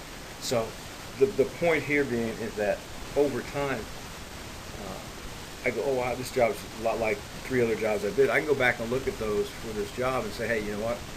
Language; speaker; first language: English; native; English